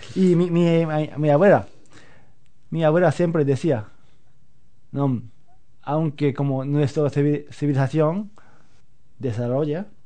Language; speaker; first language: Spanish; non-native, learner; Japanese